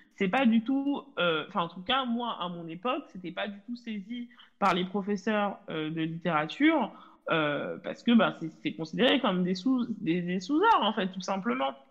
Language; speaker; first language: French; native; French